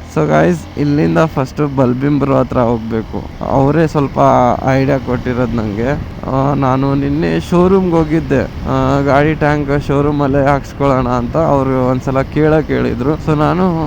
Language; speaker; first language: Kannada; non-native, local second language; Lambadi